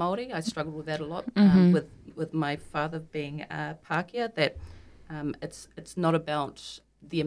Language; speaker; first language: English; native; English